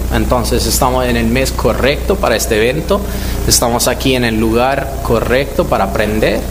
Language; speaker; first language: Spanish; non-native, fluent; Italian